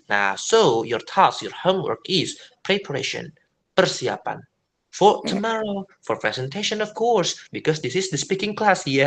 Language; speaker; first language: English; non-native, fluent; Indonesian